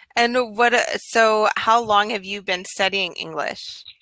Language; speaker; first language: English; native; English